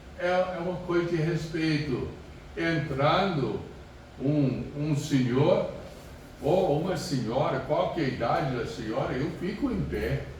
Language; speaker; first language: Portuguese; non-native, fluent; English